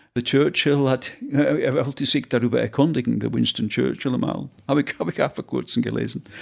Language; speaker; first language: German; non-native, fluent; English